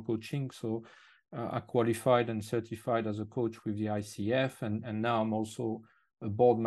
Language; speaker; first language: English; non-native, fluent; French